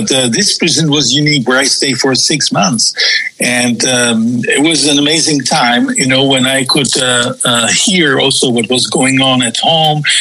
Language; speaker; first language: English; non-native, fluent; Czech